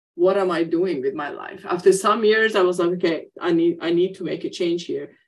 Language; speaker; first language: English; non-native, fluent; Persian